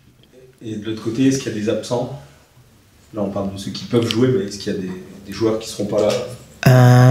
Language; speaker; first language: French; native; French